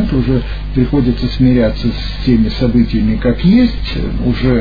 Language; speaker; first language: Russian; native; Russian